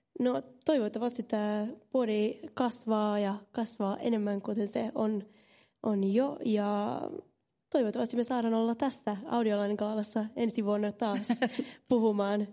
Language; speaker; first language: Finnish; non-native, local second language; Swedish